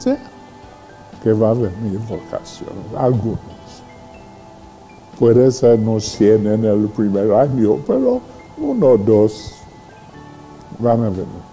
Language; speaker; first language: Spanish; non-native, fluent; English